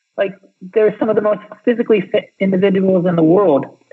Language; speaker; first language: English; native; English